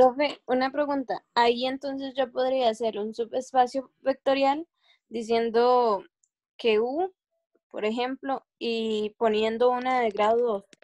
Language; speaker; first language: Spanish; native; Spanish